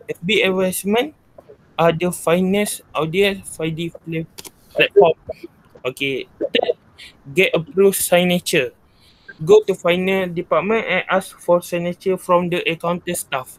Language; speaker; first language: English; non-native, local second language; Malay